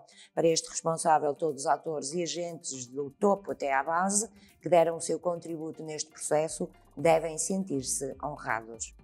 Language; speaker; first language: Portuguese; native; Portuguese